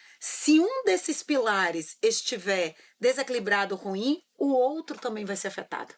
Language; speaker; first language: Portuguese; native; Portuguese